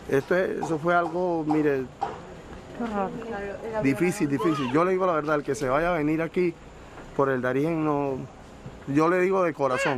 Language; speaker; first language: Spanish; native; Spanish